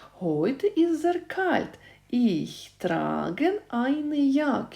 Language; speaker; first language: German; non-native, fluent; Ukrainian